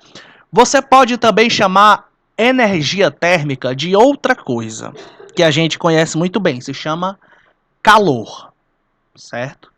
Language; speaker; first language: Portuguese; native; Portuguese